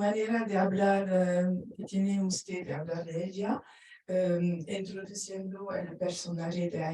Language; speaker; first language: Spanish; non-native, fluent; French